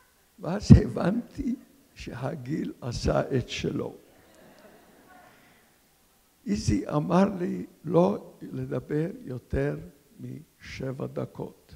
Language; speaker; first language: Hebrew; non-native, fluent; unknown